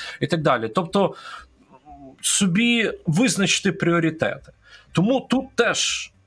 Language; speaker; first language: Ukrainian; non-native, local second language; Russian